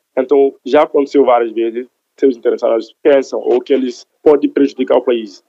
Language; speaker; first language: Portuguese; non-native, local second language; Upper Guinea Crioulo